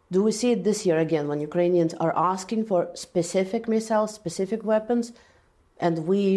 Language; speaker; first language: English; non-native, fluent; Latvian